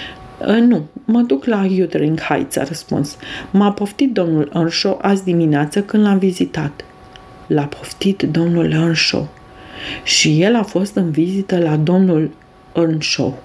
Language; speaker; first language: Romanian; native; Romanian